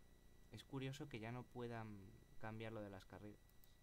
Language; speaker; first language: Spanish; native; Spanish